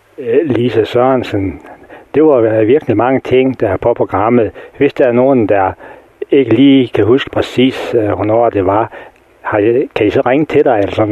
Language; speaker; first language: Danish; native; Danish